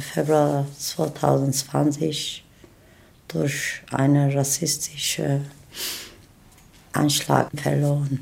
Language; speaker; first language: German; non-native, learner; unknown